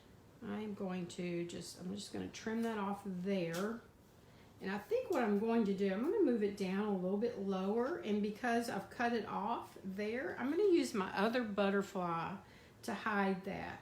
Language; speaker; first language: English; native; English